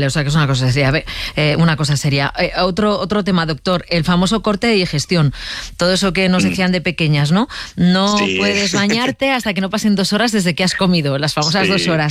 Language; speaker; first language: Spanish; native; Spanish